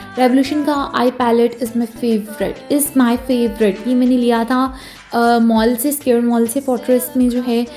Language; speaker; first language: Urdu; native; Urdu